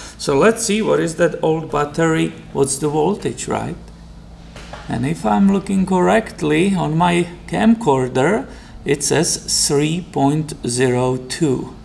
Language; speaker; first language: English; non-native, fluent; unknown